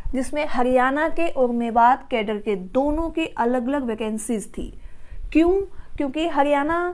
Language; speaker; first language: Hindi; native; Hindi